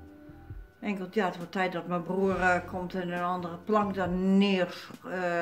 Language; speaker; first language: Dutch; native; Dutch